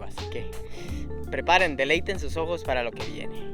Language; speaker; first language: Spanish; native; Spanish